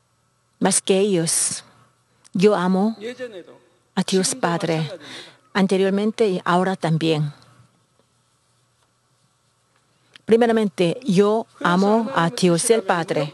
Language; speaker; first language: Spanish; non-native, learner; Korean